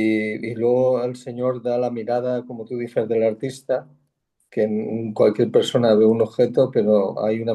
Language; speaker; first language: Spanish; native; Spanish